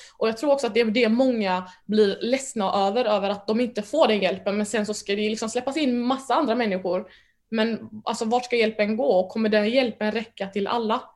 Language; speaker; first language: Swedish; early bilingual, other home language; Mandingo